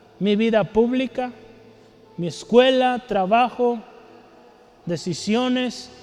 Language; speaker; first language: Spanish; native; Spanish